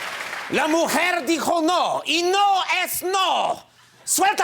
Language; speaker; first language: Spanish; non-native, learner; English